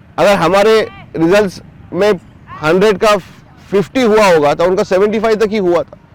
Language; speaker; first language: Hindi; non-native, local second language; Marathi